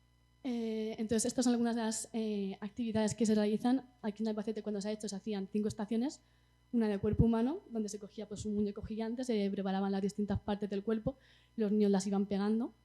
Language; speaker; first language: Spanish; native; Spanish